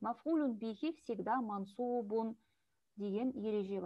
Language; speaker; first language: Russian; non-native, local second language; Kazakh